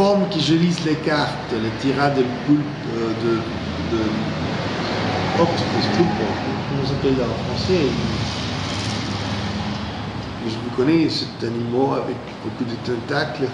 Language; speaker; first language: French; non-native, fluent; English